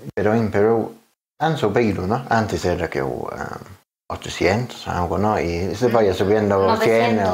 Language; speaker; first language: Spanish; non-native, learner; English